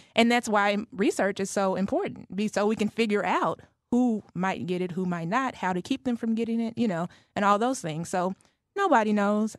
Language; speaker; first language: English; native; English